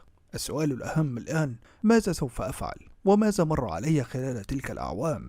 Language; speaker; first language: Arabic; native; Arabic